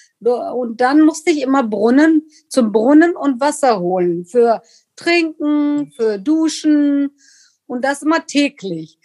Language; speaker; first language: German; non-native, fluent; Kurdish